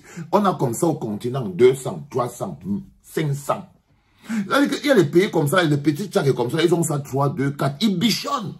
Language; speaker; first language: French; native; French